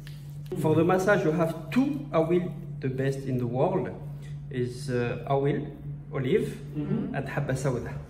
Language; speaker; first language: English; non-native, learner; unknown